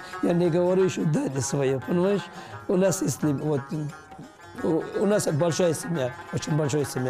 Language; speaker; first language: Russian; non-native, learner; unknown